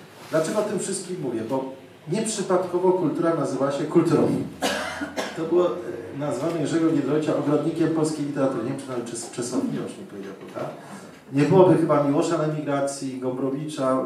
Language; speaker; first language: Polish; non-native, fluent; German